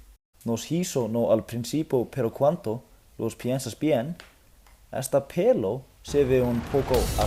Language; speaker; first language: Spanish; non-native, learner; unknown